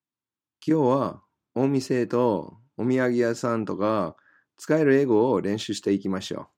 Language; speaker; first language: Japanese; non-native, fluent; English